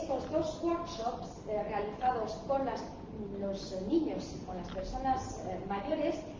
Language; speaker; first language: Spanish; native; Spanish